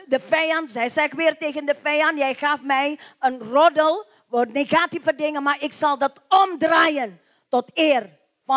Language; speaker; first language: Dutch; non-native, learner; Indonesian